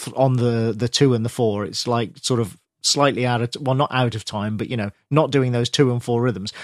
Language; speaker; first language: English; native; English